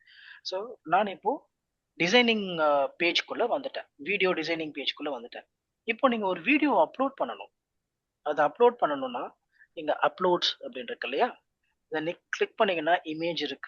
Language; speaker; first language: Tamil; native; Tamil